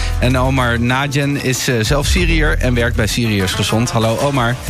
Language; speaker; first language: Dutch; native; Dutch